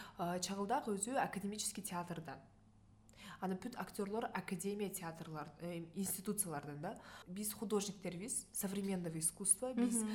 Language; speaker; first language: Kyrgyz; non-native, local second language; Russian